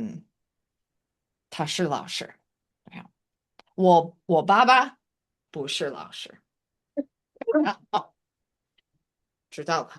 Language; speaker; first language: Chinese; non-native, fluent; English